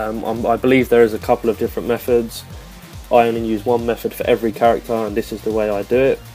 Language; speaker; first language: English; native; English